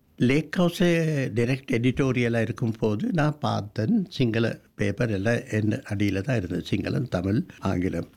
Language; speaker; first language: Tamil; non-native, local second language; Sinhala